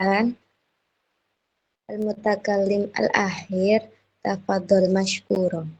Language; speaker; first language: Arabic; non-native, learner; Indonesian